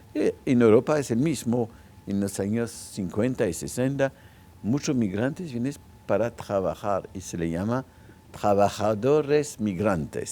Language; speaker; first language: Spanish; non-native, local second language; French